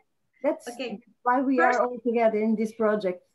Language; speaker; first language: English; non-native, fluent; Portuguese